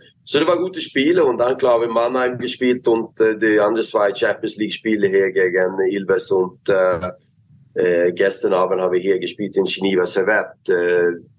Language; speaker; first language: German; non-native, fluent; Swedish